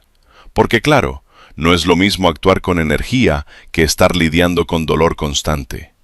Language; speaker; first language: Spanish; native; Spanish